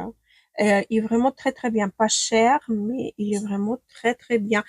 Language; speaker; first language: French; non-native, fluent; Ukrainian